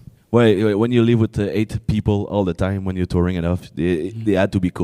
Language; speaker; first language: English; non-native, fluent; French